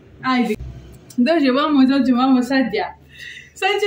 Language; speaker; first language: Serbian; non-native, learner; Spanish